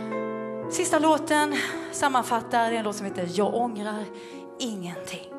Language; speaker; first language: Swedish; native; Swedish